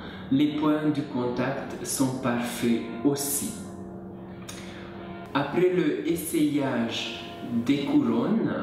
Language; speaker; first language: French; non-native, learner; Hungarian